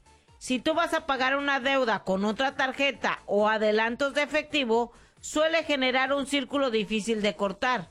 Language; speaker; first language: Spanish; native; Spanish